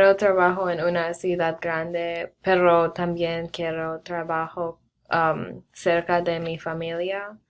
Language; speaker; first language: Spanish; non-native, learner; English